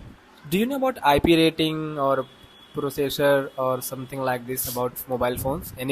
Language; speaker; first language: English; non-native, fluent; Hindi